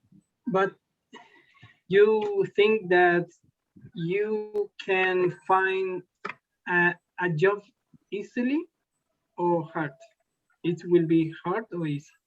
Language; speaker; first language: English; non-native, learner; Spanish